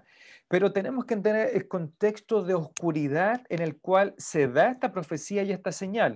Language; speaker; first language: Spanish; native; Spanish